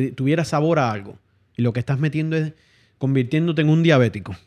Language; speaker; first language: Spanish; native; Spanish